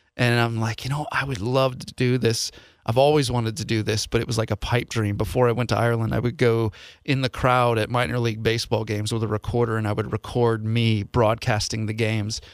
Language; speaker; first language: English; native; English